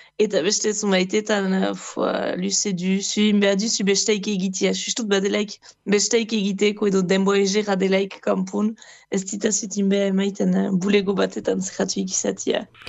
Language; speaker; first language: Basque; native; Basque